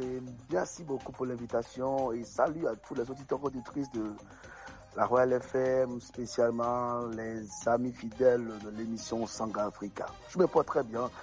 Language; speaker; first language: French; non-native, local second language; Ewe